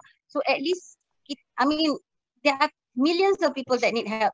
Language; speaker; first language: English; non-native, local second language; Malay